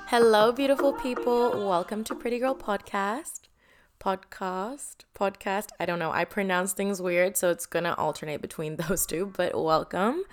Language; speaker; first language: English; non-native, fluent; Indonesian